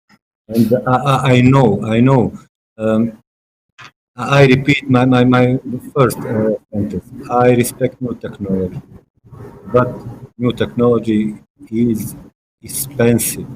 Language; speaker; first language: English; non-native, fluent; Bosnian